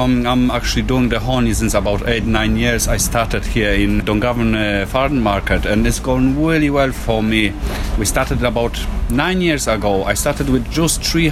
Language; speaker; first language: English; non-native, fluent; Polish